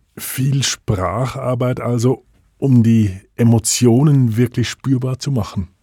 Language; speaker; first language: German; native; German